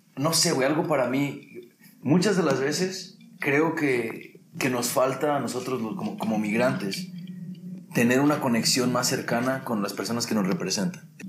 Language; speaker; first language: Spanish; early bilingual, heritage; Spanish